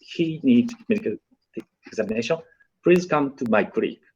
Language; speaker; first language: English; non-native, learner; Japanese